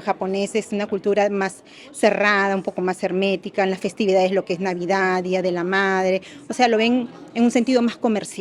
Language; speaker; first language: Spanish; native; Spanish